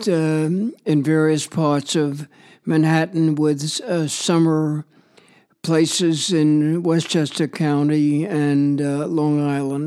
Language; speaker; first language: English; native; English